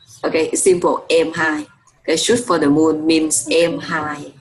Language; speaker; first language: English; non-native, fluent; Vietnamese